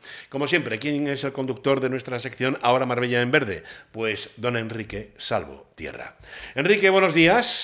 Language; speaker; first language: Spanish; native; Spanish